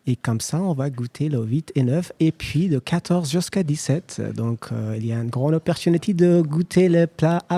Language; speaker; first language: French; non-native, learner; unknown